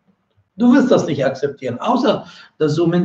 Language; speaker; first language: German; non-native, fluent; Arabic